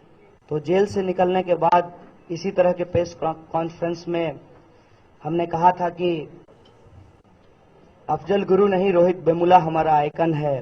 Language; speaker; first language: Hindi; native; Hindi